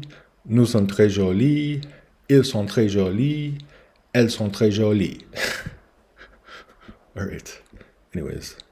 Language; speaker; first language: French; non-native, learner; English